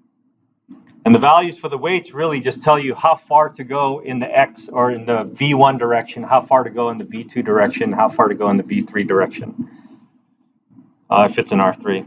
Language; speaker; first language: English; native; English